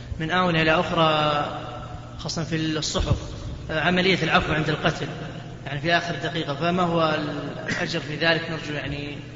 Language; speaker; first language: Arabic; native; Arabic